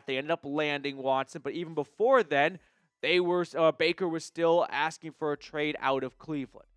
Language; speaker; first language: English; native; English